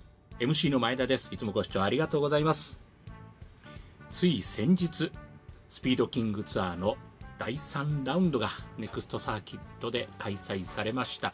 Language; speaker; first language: Japanese; native; Japanese